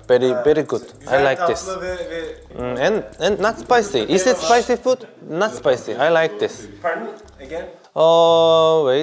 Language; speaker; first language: English; non-native, learner; Korean